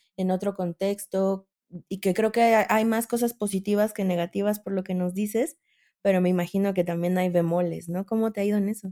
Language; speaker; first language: Spanish; native; Spanish